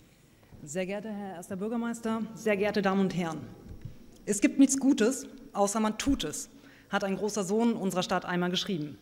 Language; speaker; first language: German; native; German